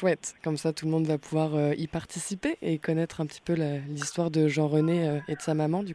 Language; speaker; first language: French; native; French